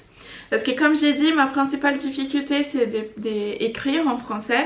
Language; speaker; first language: French; non-native, fluent; Portuguese